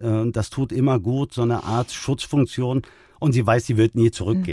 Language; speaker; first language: German; early bilingual, other home language; Turkish